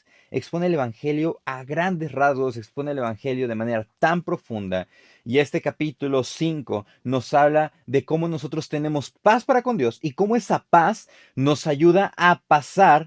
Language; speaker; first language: Spanish; native; Spanish